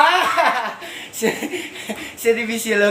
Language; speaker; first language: French; non-native, learner; Indonesian